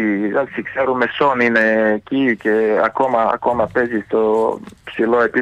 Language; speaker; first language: Greek; non-native, fluent; Serbian